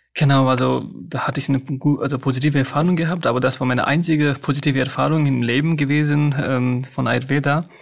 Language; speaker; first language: German; non-native, fluent; Nepali